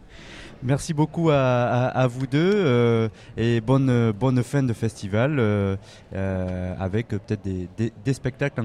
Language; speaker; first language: French; native; French